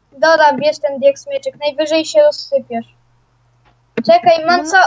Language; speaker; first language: Polish; native; Polish